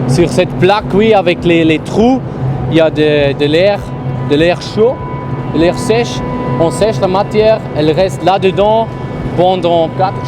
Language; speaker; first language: French; non-native, fluent; German